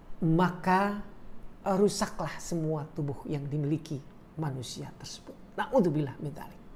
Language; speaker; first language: Indonesian; native; Indonesian